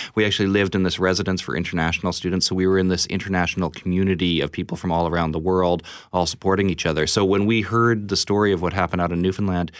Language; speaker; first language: English; native; English